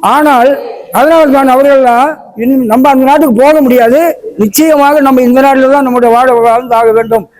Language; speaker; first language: Tamil; early bilingual, heritage; Tamil